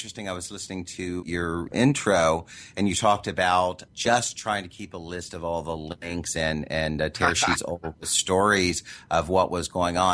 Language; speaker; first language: English; native; English